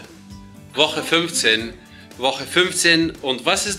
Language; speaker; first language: German; non-native, fluent; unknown